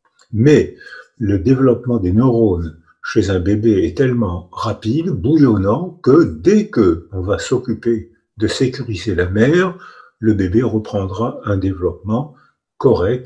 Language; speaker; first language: French; native; French